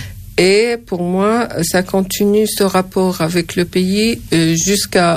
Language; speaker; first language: French; non-native, fluent; Arabic